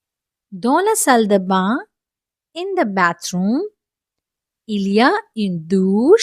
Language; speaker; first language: French; non-native, fluent; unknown